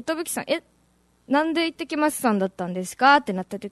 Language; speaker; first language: Japanese; native; Japanese